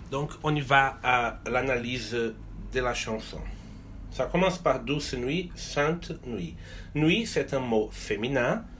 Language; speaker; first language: French; non-native, fluent; Portuguese